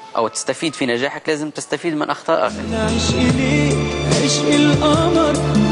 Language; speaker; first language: Arabic; native; Arabic